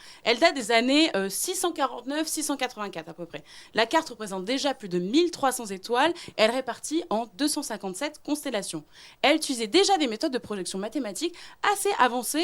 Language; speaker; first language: French; native; French